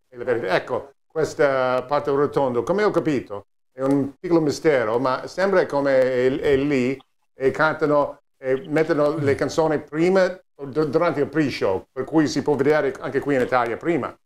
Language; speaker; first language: Italian; non-native, learner; English